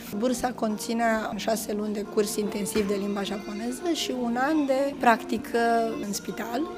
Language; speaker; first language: Romanian; native; Romanian